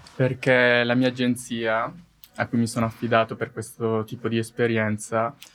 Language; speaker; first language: Italian; native; Italian